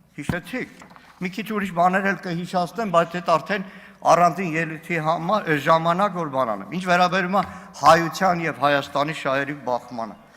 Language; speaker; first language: Armenian; native; Armenian